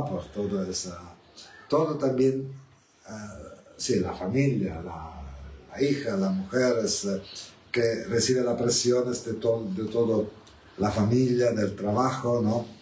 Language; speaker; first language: Spanish; non-native, learner; Italian